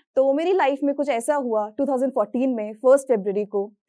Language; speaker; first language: Hindi; native; Hindi